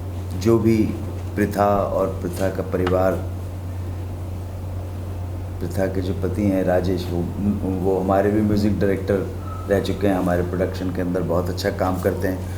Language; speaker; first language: Hindi; native; Hindi